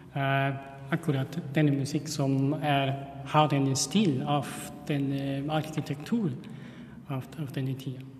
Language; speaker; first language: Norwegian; non-native, learner; German